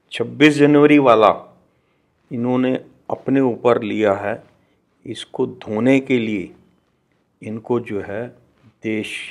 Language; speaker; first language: Hindi; native; Hindi